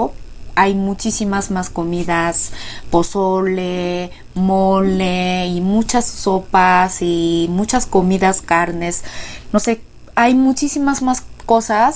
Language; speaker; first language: Spanish; non-native, fluent; Korean